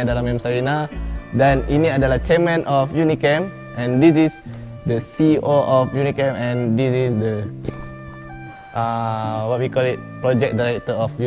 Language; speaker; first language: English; non-native, learner; Indonesian